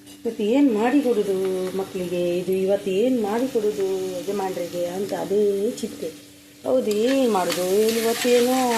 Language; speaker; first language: Kannada; non-native, local second language; Tulu